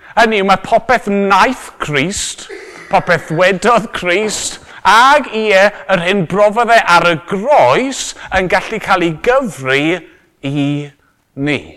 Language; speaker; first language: Welsh; native; Welsh